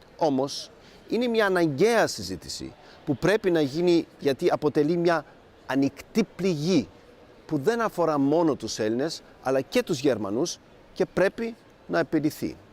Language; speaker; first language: Greek; early bilingual, heritage; Greek